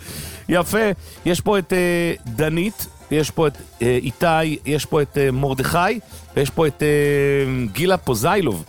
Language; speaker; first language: Hebrew; native; Hebrew